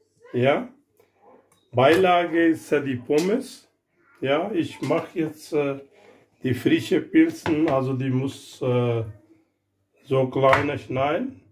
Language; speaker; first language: German; non-native, learner; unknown